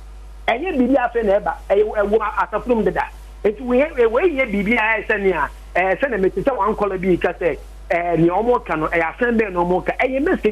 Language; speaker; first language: English; non-native, learner; Akan